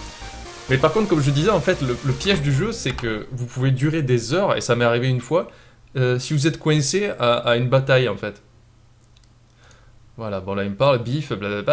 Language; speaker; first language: French; native; French